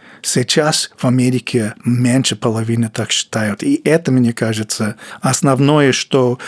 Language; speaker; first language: Russian; non-native, fluent; English